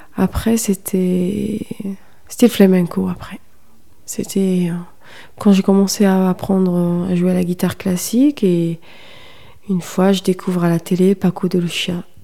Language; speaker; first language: French; non-native, local second language; Kabyle